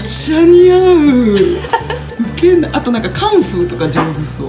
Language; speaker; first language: Japanese; native; Japanese